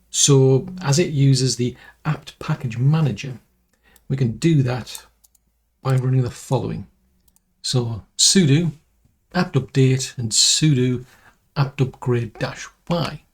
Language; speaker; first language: English; native; English